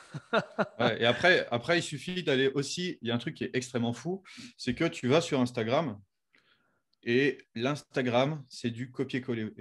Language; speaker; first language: French; native; French